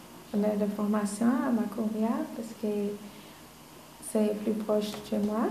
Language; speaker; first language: French; non-native, learner; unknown